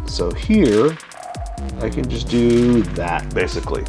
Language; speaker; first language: English; native; English